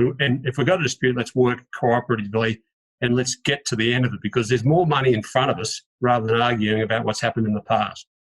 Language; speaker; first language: English; native; English